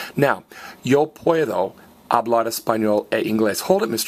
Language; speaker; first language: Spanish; non-native, fluent; English